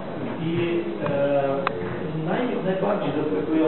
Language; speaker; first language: Polish; non-native, learner; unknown